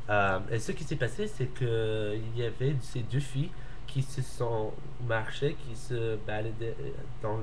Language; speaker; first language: French; non-native, learner; English